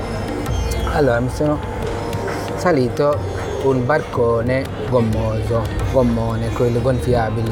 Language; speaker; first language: Italian; non-native, fluent; Bangla